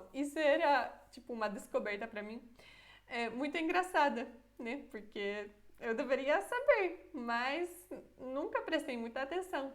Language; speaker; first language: Portuguese; non-native, fluent; Polish